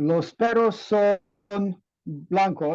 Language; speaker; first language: Spanish; non-native, learner; English